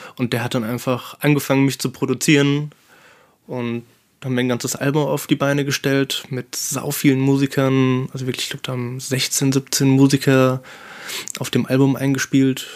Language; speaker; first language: German; native; German